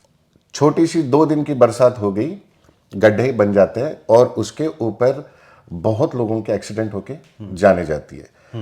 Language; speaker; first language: Hindi; native; Hindi